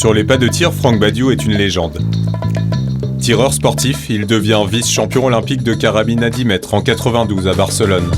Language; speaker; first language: French; native; French